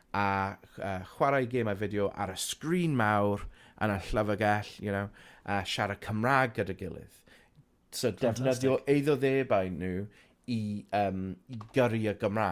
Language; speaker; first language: Welsh; non-native, local second language; English